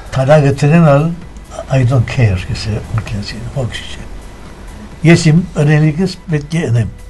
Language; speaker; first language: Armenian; early bilingual, heritage; Armenian